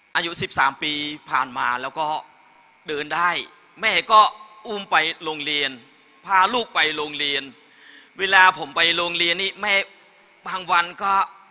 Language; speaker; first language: Thai; non-native, learner; Khmer